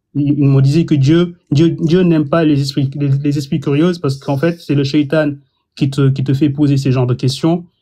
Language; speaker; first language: French; non-native, local second language; Wolof